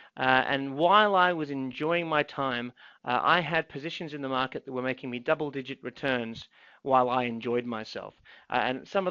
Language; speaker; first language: English; native; English